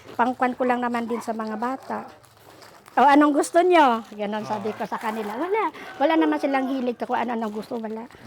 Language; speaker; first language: Filipino; non-native, local second language; Aklanon